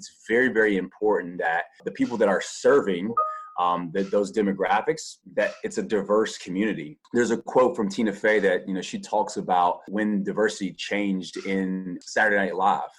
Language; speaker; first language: English; native; English